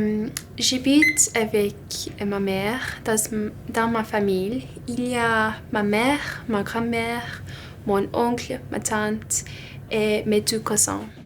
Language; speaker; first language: French; non-native, learner; English